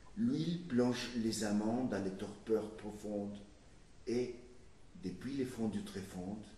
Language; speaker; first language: French; non-native, fluent; Spanish